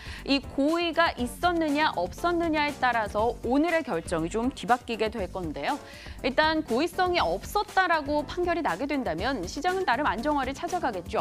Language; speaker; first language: Korean; native; Korean